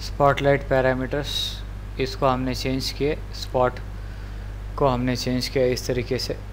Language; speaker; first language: Hindi; non-native, local second language; Marathi